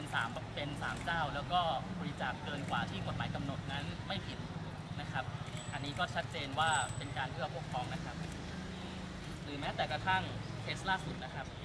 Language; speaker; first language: Thai; native; Thai